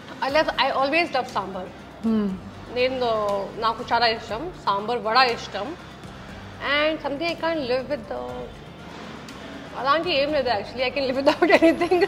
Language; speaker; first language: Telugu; non-native, learner; Hindi